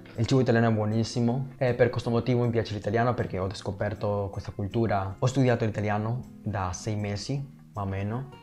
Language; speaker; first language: Italian; non-native, learner; Spanish